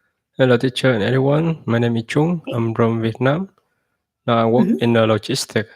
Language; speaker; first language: English; non-native, learner; Vietnamese